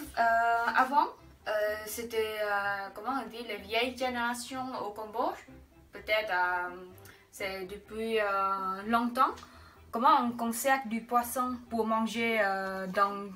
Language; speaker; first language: French; non-native, learner; Khmer